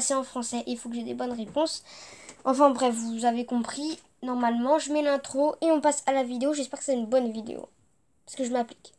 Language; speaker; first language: French; native; French